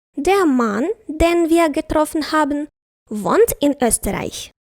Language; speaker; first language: German; non-native, fluent; Ukrainian